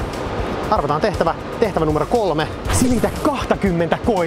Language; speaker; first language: Finnish; native; Finnish